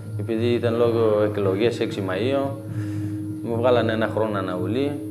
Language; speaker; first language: Greek; non-native, learner; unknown